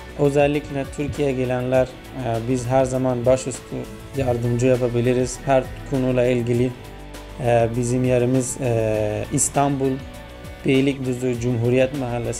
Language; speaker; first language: Turkish; non-native, fluent; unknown